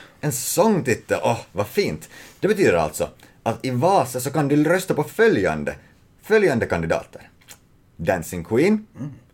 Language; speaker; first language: Swedish; native; Swedish